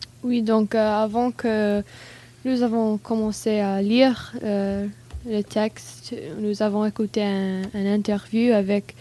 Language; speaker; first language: French; non-native, learner; English